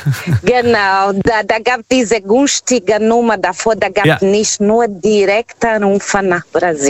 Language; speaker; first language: German; non-native, fluent; Portuguese